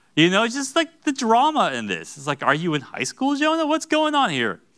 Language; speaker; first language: English; native; English